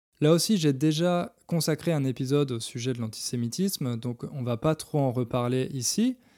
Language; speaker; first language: French; native; French